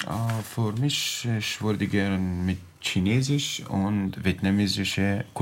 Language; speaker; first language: German; non-native, learner; Arabic